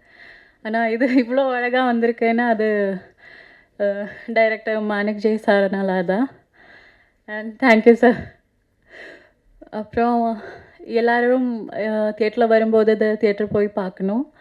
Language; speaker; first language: Tamil; non-native, fluent; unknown